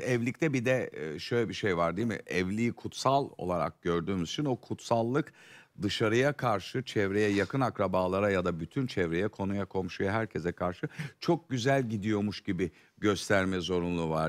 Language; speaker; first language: Turkish; native; Turkish